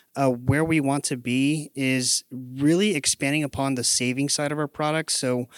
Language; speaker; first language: English; native; English